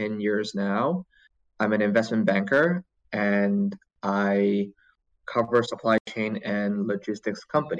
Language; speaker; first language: English; non-native, local second language; Cantonese